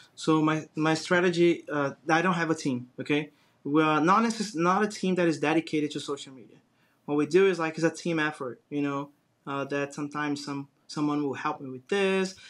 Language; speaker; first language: English; non-native, fluent; Portuguese